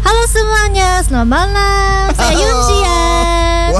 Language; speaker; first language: Indonesian; non-native, learner; Korean